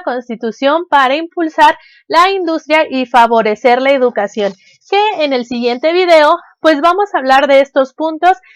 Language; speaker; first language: Spanish; native; Spanish